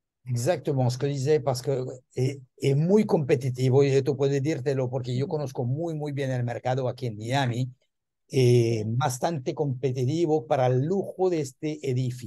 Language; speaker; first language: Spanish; non-native, learner; French